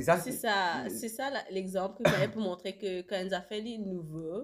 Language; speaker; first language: French; non-native, local second language; Morisyen